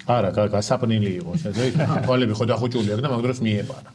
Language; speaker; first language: Georgian; native; Georgian